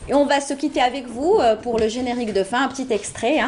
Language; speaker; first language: French; native; French